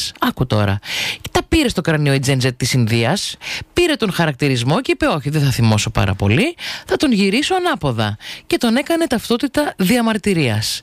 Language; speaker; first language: Greek; native; Greek